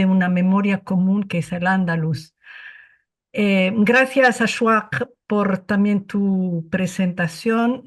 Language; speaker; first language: Spanish; non-native, fluent; Arabic